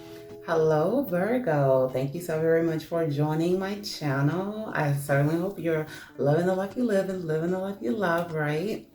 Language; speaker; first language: English; native; English